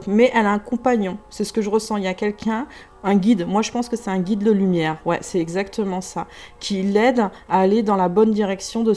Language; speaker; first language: French; native; French